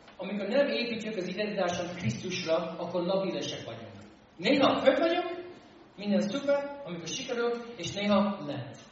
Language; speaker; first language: Hungarian; non-native, fluent; English